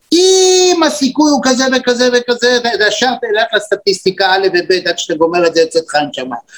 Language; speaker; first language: Hebrew; native; Hebrew